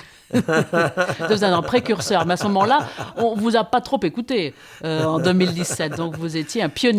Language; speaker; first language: French; native; French